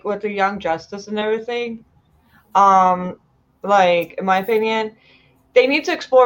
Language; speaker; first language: English; non-native, fluent; Uzbek